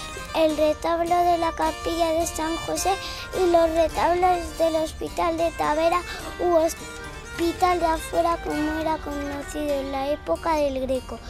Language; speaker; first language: Spanish; native; Spanish